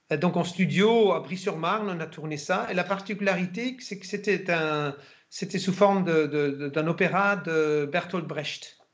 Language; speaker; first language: French; non-native, fluent; German